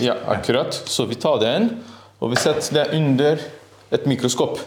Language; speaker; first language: Norwegian; non-native, learner; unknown